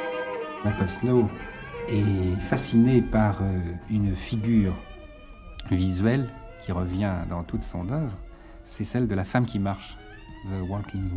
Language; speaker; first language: French; native; French